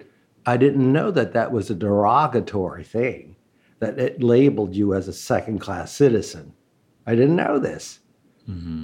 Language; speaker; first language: English; early bilingual, other home language; Chinese